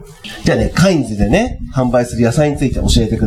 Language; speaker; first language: Japanese; native; Japanese